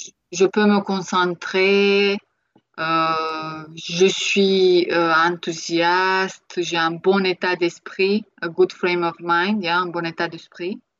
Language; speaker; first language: French; native; French